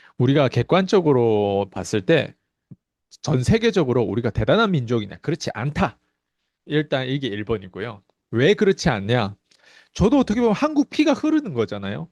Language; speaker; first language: Korean; non-native, fluent; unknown